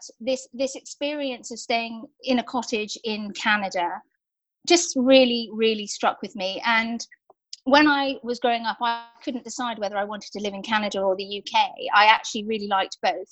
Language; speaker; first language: English; native; English